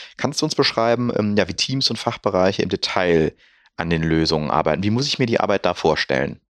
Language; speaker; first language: German; native; German